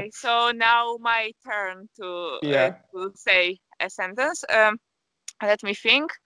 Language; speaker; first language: English; non-native, fluent; Polish